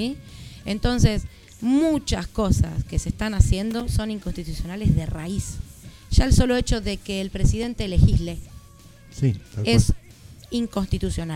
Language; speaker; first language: Spanish; native; Spanish